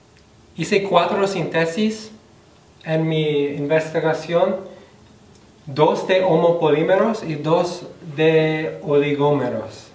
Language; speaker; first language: Spanish; non-native, fluent; English